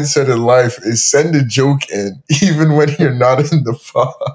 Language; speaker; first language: English; non-native, local second language; Yoruba